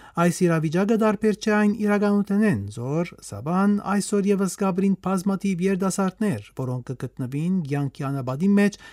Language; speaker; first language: Armenian; early bilingual, heritage; Armenian